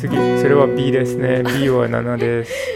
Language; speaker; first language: Japanese; non-native, learner; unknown